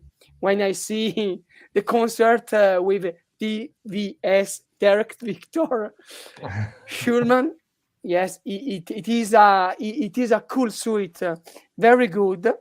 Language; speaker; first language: English; non-native, learner; Italian